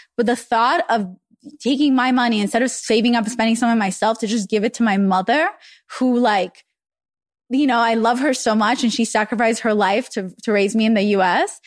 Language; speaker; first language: English; early bilingual, other home language; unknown